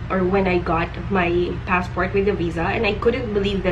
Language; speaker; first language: English; non-native, local second language; Filipino